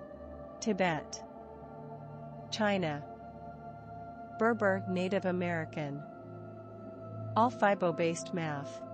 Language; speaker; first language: English; non-native, fluent; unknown